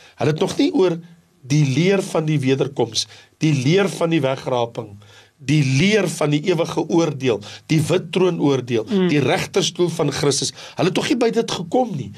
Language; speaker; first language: Afrikaans; native; Afrikaans